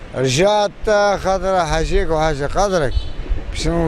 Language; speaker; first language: Arabic; native; Arabic